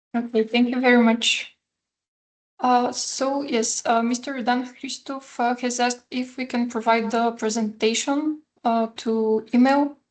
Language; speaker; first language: English; non-native, fluent; Bulgarian